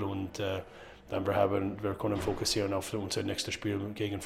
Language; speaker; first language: German; non-native, learner; English